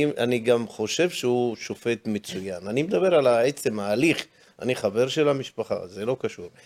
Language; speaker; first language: Hebrew; non-native, local second language; Arabic